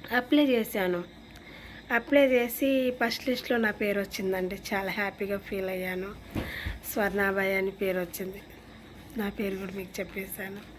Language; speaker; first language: Telugu; non-native, local second language; Lambadi